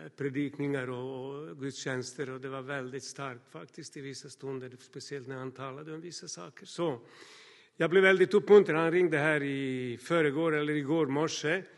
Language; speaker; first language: Swedish; non-native, fluent; Serbian